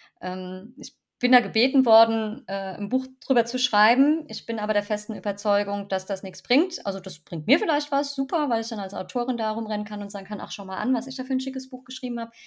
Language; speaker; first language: German; native; German